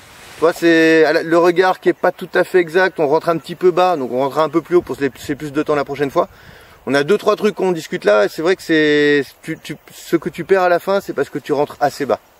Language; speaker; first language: French; native; French